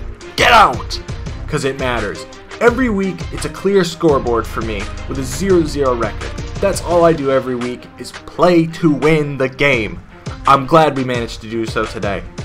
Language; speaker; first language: English; native; English